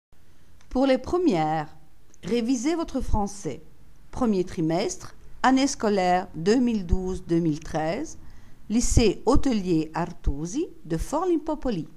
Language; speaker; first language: French; non-native, fluent; Italian